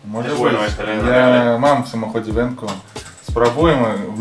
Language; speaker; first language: Polish; non-native, fluent; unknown